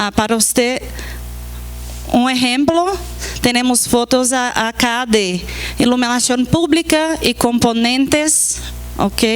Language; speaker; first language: Spanish; non-native, fluent; Portuguese